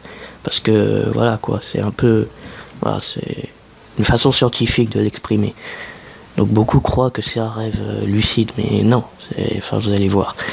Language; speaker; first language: French; native; French